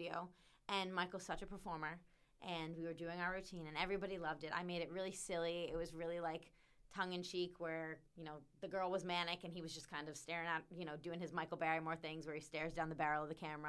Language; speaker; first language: English; native; English